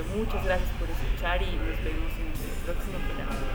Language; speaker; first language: Spanish; native; Spanish